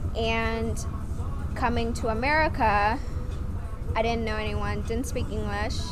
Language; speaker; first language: English; non-native, fluent; Vietnamese